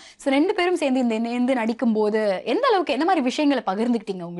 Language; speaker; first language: Tamil; native; Tamil